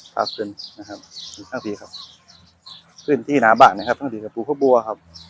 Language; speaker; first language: Thai; native; Thai